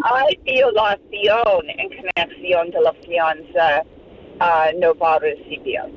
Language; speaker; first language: Spanish; non-native, learner; English